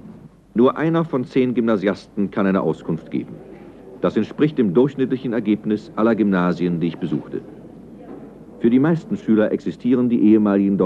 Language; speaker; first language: German; native; German